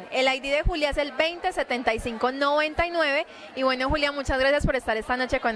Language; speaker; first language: Spanish; native; Spanish